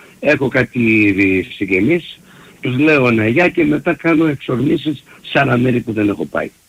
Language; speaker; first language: Greek; early bilingual, heritage; Greek